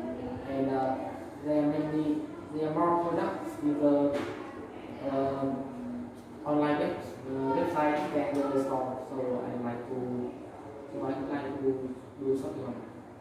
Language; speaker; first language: English; non-native, learner; Vietnamese